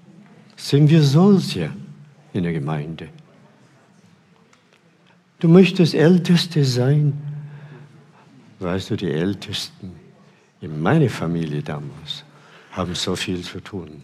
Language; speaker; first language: German; non-native, fluent; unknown